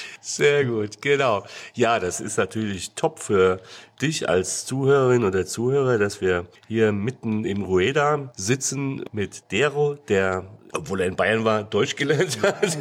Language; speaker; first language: German; native; German